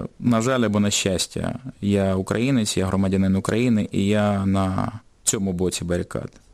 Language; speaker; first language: Ukrainian; non-native, local second language; Russian